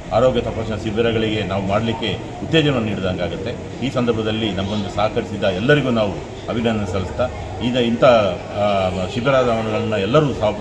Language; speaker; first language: Kannada; non-native, local second language; Kodava